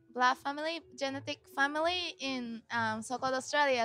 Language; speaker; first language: English; non-native, fluent; Japanese